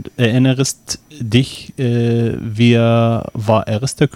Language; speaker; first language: German; non-native, learner; Arabic